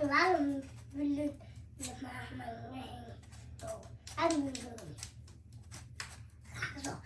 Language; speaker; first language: Dutch; early bilingual, other home language; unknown